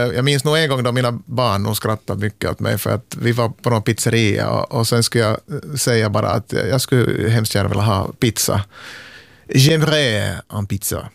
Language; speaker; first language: Swedish; native; Swedish